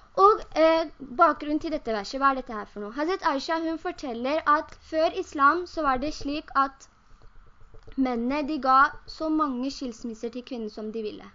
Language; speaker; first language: Norwegian; early bilingual, other home language; Urdu